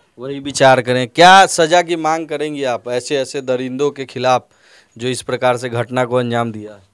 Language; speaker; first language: Hindi; native; Hindi